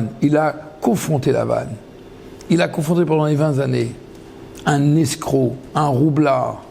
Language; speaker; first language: French; native; French